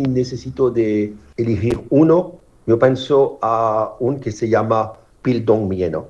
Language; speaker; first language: Spanish; non-native, learner; French